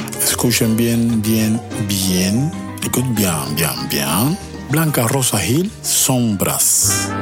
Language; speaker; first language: French; non-native, learner; Spanish